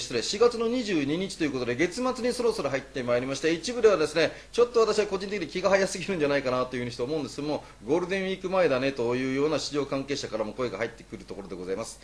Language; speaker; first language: Japanese; native; Japanese